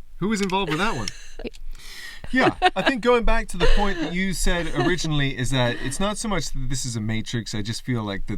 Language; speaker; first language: English; native; English